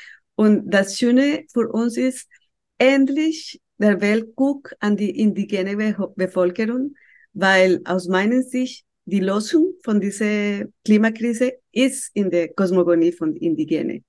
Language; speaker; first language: German; non-native, fluent; Spanish